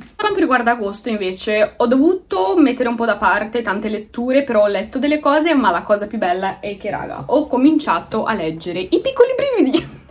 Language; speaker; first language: Italian; early bilingual, other home language; Romanian